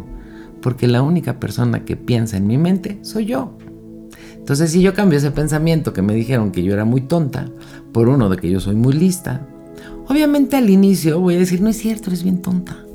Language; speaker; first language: Spanish; native; Spanish